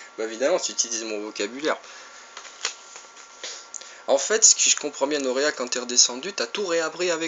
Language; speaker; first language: French; native; French